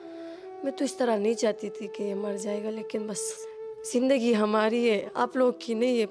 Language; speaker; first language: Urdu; non-native, local second language; Pashto